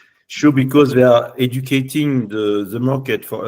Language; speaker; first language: English; non-native, learner; French